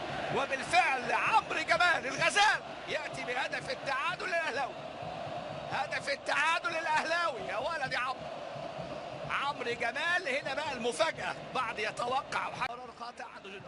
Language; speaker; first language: Arabic; native; Arabic